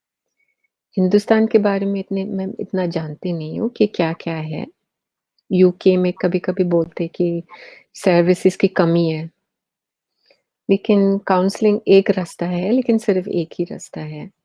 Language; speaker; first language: Hindi; early bilingual, heritage; English